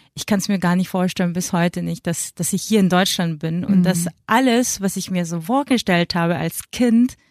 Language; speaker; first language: German; early bilingual, other home language; Filipino